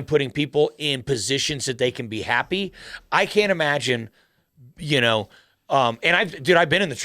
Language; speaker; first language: English; native; English